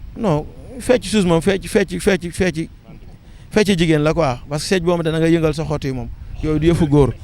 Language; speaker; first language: Wolof; non-native, local second language; Serer